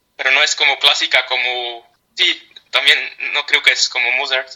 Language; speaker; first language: Spanish; non-native, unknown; Dutch